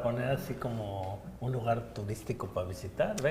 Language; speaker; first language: Spanish; native; Spanish